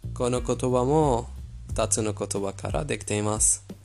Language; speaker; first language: Japanese; non-native, fluent; Persian